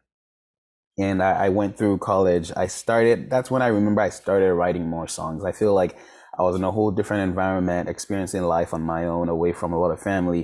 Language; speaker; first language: English; non-native, local second language; Yoruba